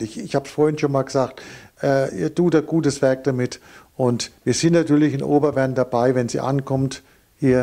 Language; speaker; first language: German; native; German